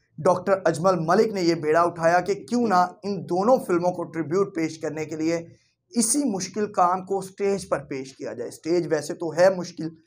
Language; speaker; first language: Urdu; non-native, local second language; Punjabi